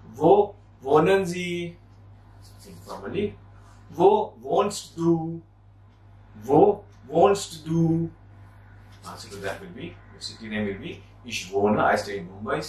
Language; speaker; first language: German; non-native, fluent; Marathi